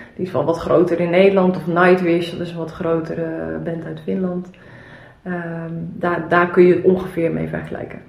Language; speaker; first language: Dutch; early bilingual, other home language; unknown